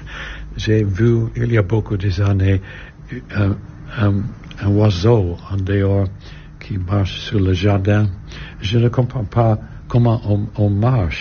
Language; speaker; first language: French; non-native, learner; English